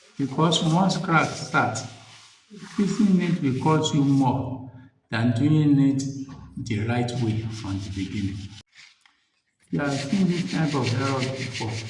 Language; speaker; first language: Nigerian Pidgin; native; Nigerian Pidgin